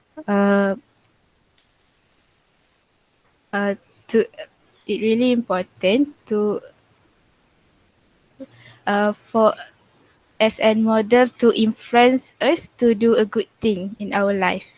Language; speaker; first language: English; non-native, local second language; Malay